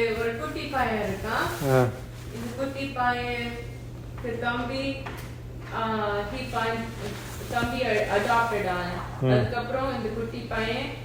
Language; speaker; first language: Tamil; early bilingual, heritage; Tamil